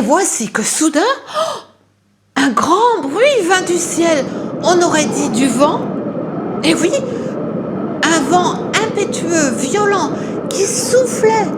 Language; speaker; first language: French; native; French